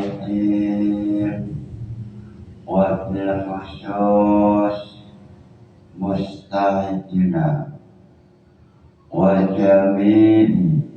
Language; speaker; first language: Arabic; non-native, fluent; Javanese